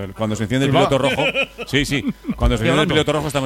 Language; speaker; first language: Spanish; native; Spanish